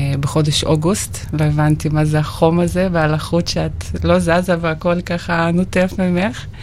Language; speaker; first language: Hebrew; non-native, fluent; Russian